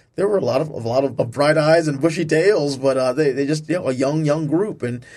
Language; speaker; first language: English; native; English